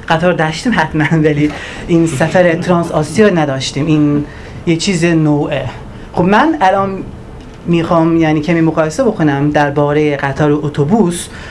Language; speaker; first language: Persian; non-native, fluent; Turkish